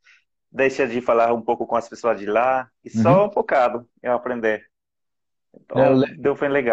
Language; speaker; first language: Portuguese; non-native, fluent; Spanish